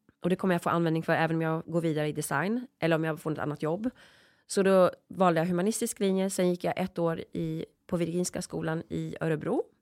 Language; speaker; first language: Swedish; early bilingual, other home language; Polish